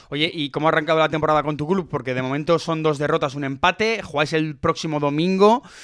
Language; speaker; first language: Spanish; native; Spanish